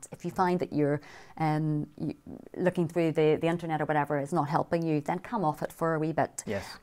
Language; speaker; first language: English; native; English